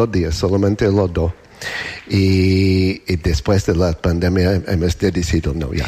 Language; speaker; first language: Spanish; non-native, learner; English